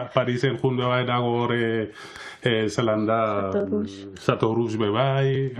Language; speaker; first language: Basque; non-native, local second language; Spanish